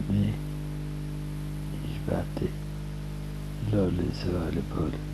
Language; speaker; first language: Hebrew; non-native, fluent; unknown